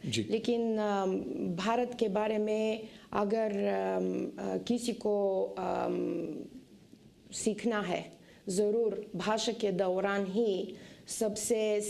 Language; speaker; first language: Hindi; non-native, fluent; Bulgarian